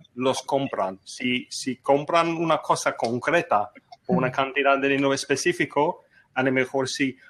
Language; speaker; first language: Spanish; non-native, fluent; English